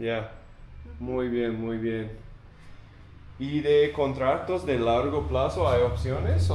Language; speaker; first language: Spanish; non-native, fluent; English